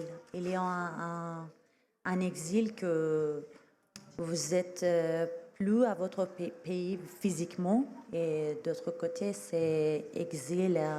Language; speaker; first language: French; non-native, fluent; Persian